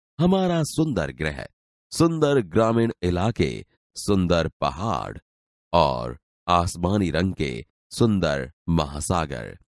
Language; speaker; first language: Hindi; non-native, local second language; Gujarati